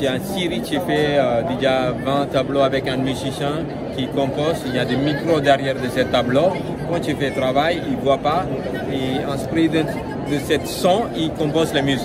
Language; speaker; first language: French; non-native, learner; Tamil